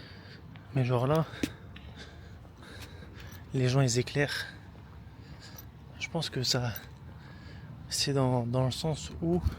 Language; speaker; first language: French; native; French